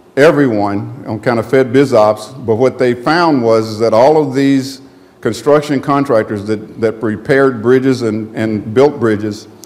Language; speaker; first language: English; native; English